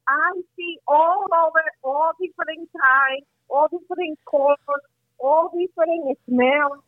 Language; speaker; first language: English; non-native, learner; Spanish